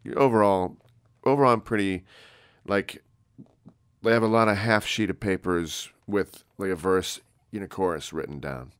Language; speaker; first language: English; native; English